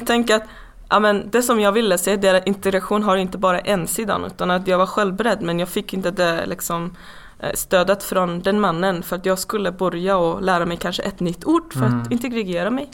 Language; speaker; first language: Swedish; non-native, fluent; Persian